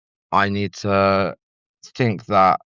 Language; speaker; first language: English; native; English